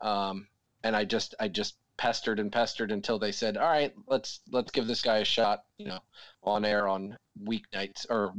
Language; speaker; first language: English; native; English